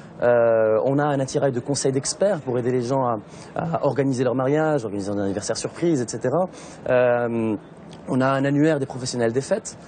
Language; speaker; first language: French; non-native, local second language; Arabic